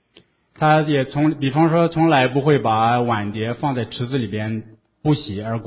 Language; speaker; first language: Chinese; native; Chinese